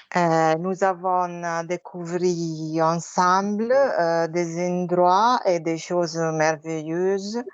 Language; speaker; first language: French; non-native, learner; Italian